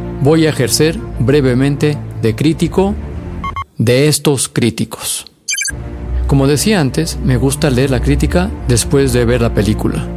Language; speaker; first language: Spanish; native; Spanish